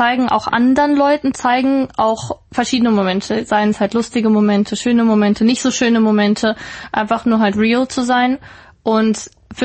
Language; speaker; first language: German; native; German